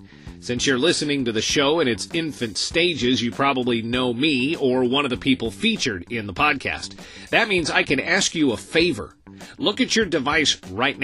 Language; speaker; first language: English; native; English